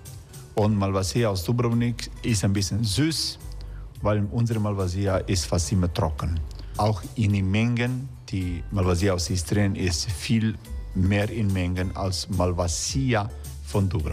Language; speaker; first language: German; non-native, fluent; Croatian